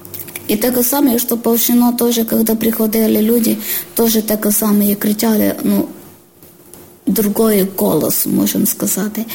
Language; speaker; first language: Ukrainian; non-native, learner; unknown